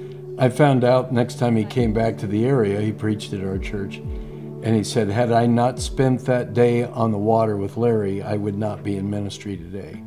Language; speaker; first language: English; native; English